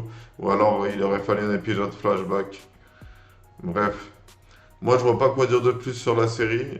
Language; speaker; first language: French; native; French